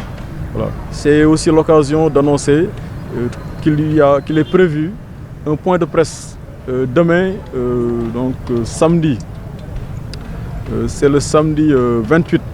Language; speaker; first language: French; non-native, local second language; Wolof